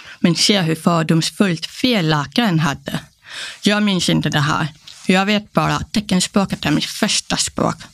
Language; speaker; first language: Swedish; early bilingual, other home language; Polish